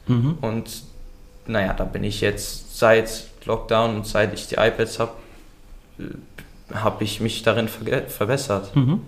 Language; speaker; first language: German; early bilingual, other home language; Dutch